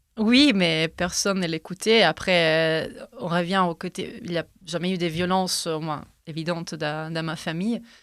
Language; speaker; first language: French; non-native, fluent; Italian